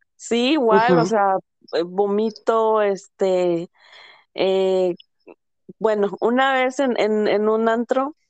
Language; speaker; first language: Spanish; early bilingual, heritage; Spanish